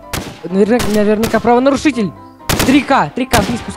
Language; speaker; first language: Russian; native; Russian